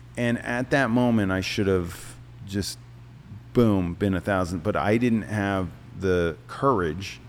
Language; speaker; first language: English; native; English